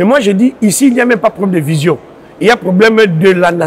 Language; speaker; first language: French; non-native, local second language; Lingala